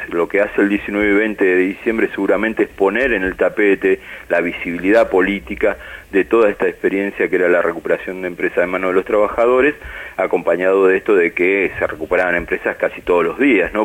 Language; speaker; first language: Spanish; native; Spanish